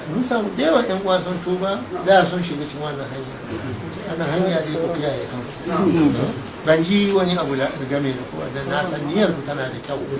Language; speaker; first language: Hausa; non-native, local second language; Arabic